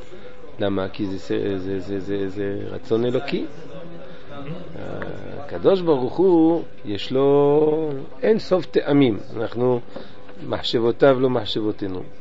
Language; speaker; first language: Hebrew; non-native, fluent; French